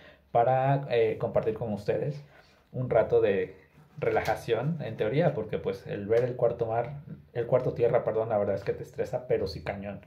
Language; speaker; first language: Spanish; native; Spanish